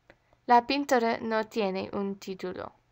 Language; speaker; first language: Spanish; non-native, learner; English